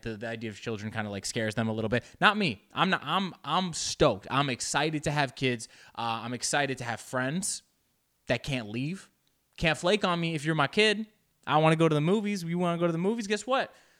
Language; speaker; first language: English; early bilingual, other home language; Spanish